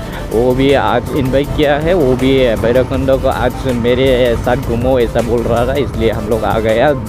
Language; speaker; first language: Hindi; non-native, learner; Bodo